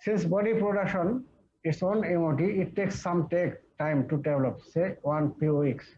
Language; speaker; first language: English; non-native, local second language; Bangla